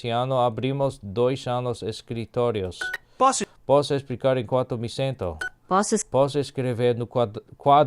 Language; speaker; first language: Portuguese; non-native, learner; English